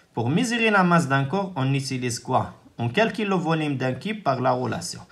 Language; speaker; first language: French; non-native, local second language; Arabic